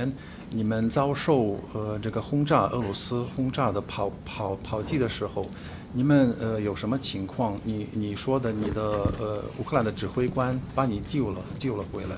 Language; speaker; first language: Chinese; non-native, fluent; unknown